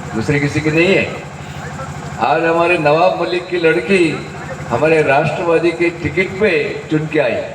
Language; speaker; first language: Hindi; non-native, local second language; Marathi